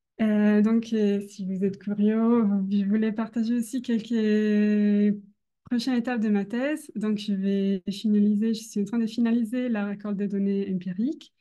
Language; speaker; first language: French; non-native, fluent; Italian